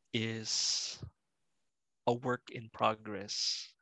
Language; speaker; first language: English; non-native, local second language; Cebuano